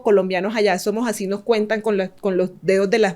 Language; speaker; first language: Spanish; native; Spanish